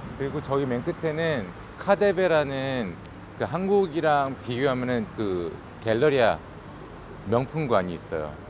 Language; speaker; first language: Korean; native; Korean